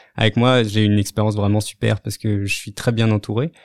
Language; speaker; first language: French; native; French